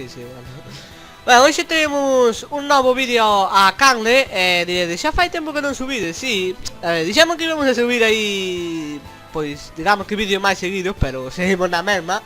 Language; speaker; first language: Galician; non-native, local second language; Spanish